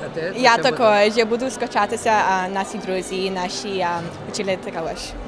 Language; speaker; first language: Ukrainian; early bilingual, heritage; English